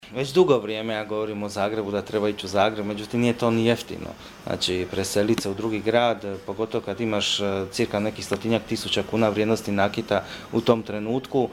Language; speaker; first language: Croatian; native; Croatian